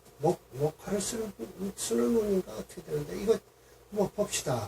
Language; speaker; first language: Korean; native; Korean